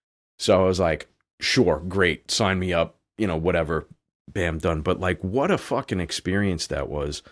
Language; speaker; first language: English; native; English